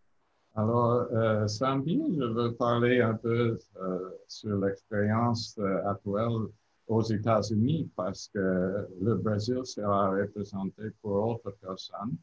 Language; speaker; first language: French; non-native, learner; English